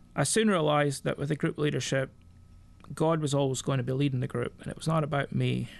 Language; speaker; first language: English; native; English